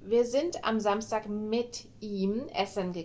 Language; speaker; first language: German; non-native, fluent; English